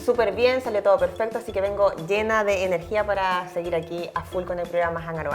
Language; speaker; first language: Spanish; native; Spanish